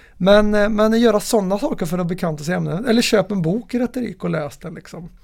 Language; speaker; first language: Swedish; native; Swedish